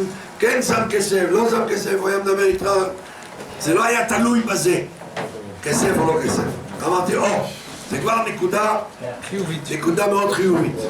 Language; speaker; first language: Hebrew; non-native, fluent; French